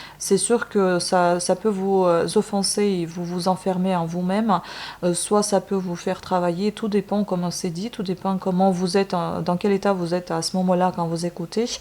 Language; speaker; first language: French; non-native, fluent; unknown